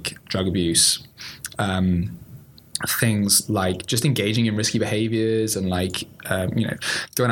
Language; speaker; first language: English; native; English